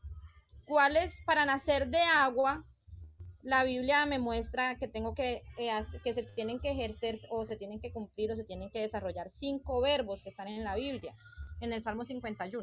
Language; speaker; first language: Spanish; native; Spanish